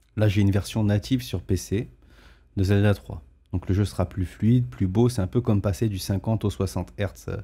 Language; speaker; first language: French; native; French